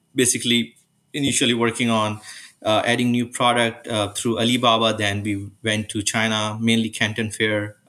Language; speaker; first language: English; non-native, local second language; Urdu